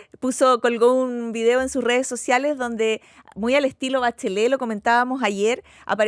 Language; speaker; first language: Spanish; native; Spanish